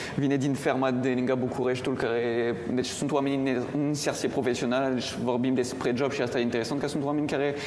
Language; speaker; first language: Romanian; non-native, fluent; French